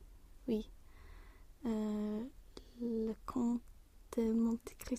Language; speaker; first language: French; non-native, learner; Swedish